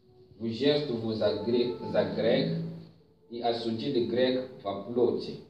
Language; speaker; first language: Russian; non-native, fluent; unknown